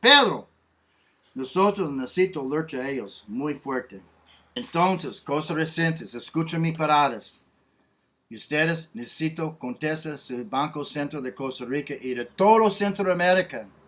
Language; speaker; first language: Spanish; non-native, learner; English